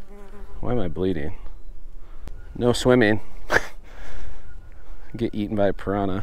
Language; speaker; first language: English; native; English